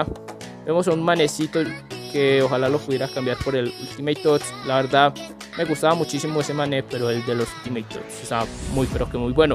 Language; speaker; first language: Spanish; native; Spanish